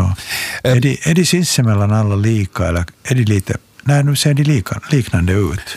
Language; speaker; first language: Swedish; native; Swedish